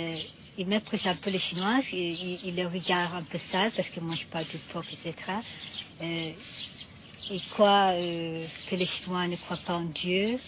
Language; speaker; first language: French; non-native, fluent; Malay